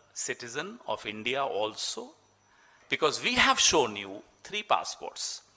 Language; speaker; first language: English; non-native, local second language; Hindi